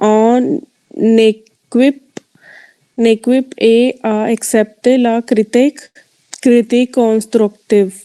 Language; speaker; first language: French; non-native, learner; Hindi